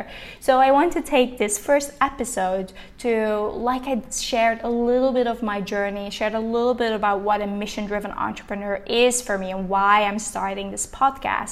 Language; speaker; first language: English; non-native, fluent; Dutch